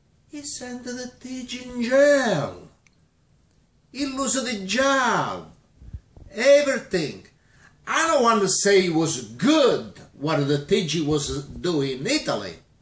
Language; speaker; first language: English; non-native, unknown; Italian